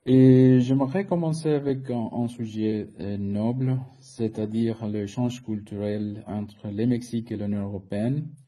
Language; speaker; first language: French; non-native, fluent; Spanish